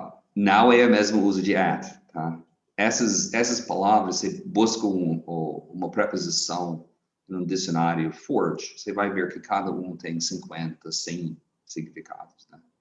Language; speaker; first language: Portuguese; non-native, fluent; English